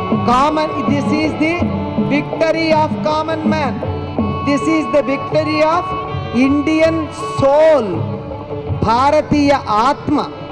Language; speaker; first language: English; non-native, local second language; Telugu